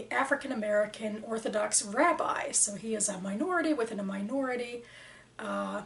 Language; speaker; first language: English; native; English